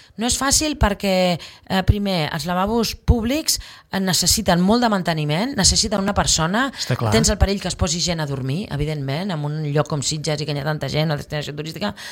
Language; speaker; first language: Catalan; native; Catalan